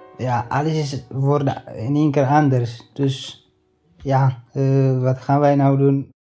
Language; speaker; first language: Dutch; non-native, learner; Tigrinya